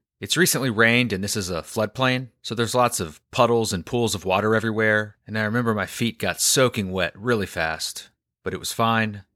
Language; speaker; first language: English; native; English